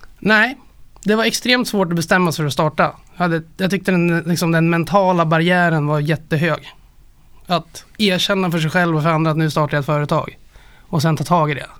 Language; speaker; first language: Swedish; native; Swedish